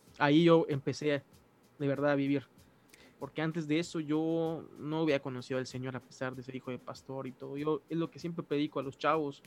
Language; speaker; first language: Spanish; native; Spanish